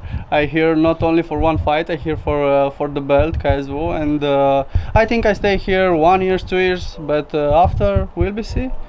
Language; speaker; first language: English; non-native, learner; Romanian